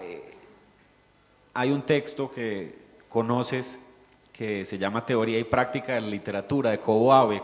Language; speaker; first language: Spanish; native; Spanish